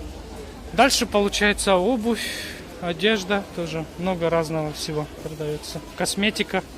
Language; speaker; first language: Russian; non-native, local second language; Kyrgyz